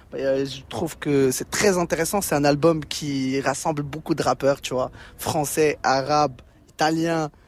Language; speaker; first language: French; non-native, local second language; Arabic